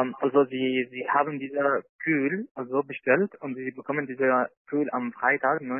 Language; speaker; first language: German; non-native, learner; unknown